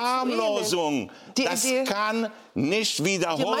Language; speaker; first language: German; non-native, fluent; Hebrew